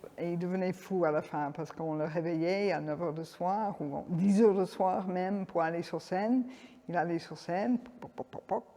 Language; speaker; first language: French; non-native, fluent; English